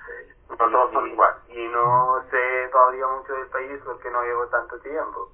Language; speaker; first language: Spanish; non-native, fluent; Arabic